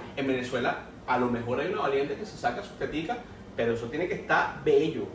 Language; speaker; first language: Spanish; native; Spanish